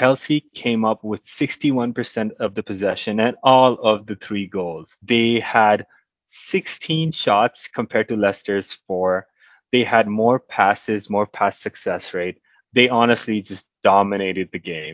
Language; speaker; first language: English; non-native, local second language; Hindi